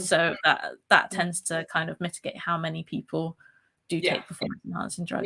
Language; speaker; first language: English; native; English